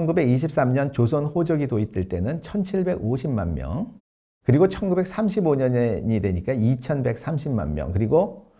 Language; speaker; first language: Korean; native; Korean